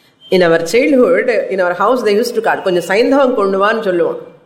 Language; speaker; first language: English; non-native, local second language; Tamil